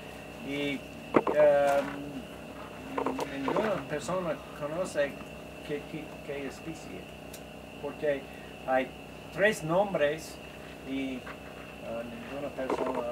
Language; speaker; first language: Spanish; non-native, learner; English